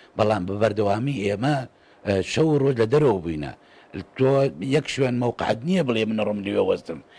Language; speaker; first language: Central Kurdish; native; Central Kurdish